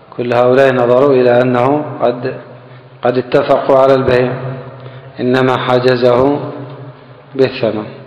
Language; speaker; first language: Arabic; native; Arabic